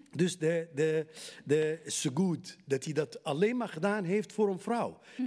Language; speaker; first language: Dutch; non-native, fluent; Arabic